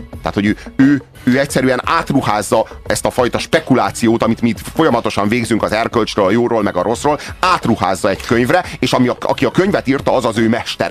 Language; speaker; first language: Hungarian; native; Hungarian